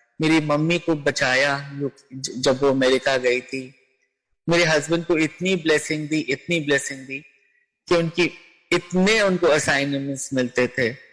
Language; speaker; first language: Hindi; native; Hindi